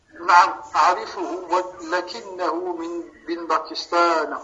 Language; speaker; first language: Arabic; non-native, learner; French